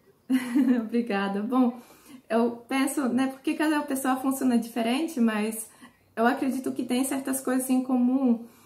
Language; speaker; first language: Portuguese; non-native, fluent; Polish